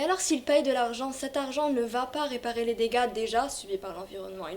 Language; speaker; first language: French; non-native, local second language; Arabic